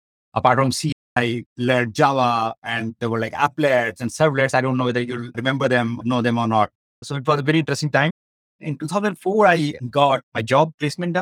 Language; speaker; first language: English; non-native, local second language; Hindi